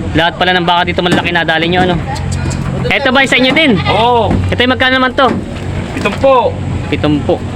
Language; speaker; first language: Filipino; native; Filipino